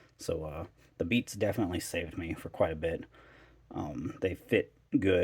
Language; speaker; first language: English; native; English